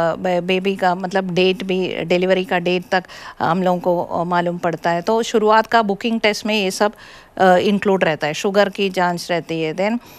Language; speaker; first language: Hindi; non-native, local second language; Malayalam